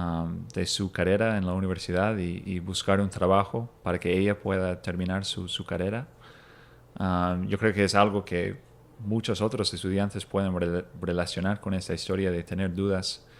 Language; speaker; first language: Spanish; non-native, fluent; English